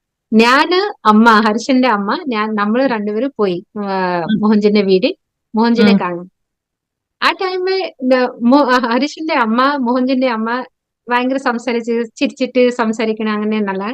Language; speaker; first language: Malayalam; non-native, local second language; Odia